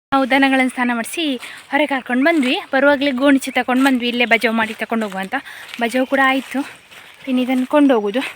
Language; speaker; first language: Kannada; native; Kannada